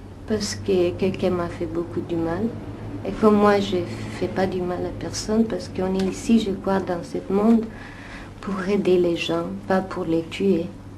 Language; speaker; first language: French; non-native, fluent; Italian